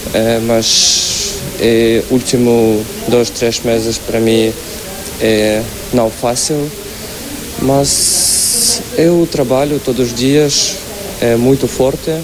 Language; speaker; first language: Portuguese; non-native, learner; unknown